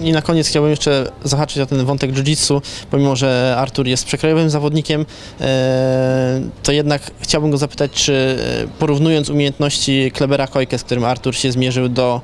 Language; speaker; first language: Polish; native; Polish